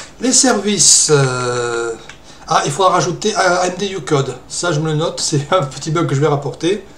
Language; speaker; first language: French; native; French